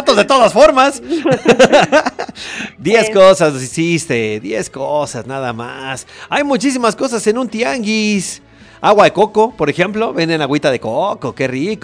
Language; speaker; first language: Spanish; native; Spanish